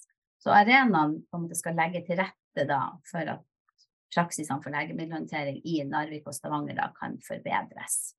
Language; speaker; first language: Norwegian; native; Norwegian